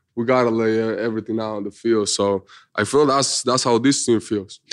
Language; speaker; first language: English; early bilingual, other home language; Spanish